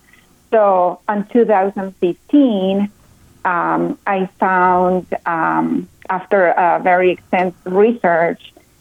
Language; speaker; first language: English; non-native, fluent; Spanish